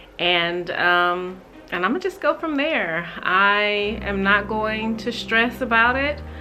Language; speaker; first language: English; native; English